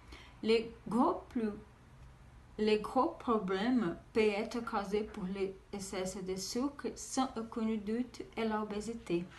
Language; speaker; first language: French; non-native, learner; Portuguese